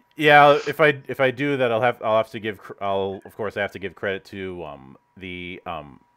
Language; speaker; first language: English; native; English